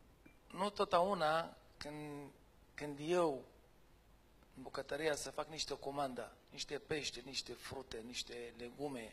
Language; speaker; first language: Romanian; non-native, fluent; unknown